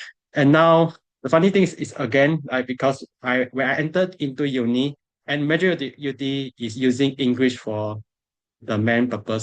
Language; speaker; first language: English; non-native, local second language; Chinese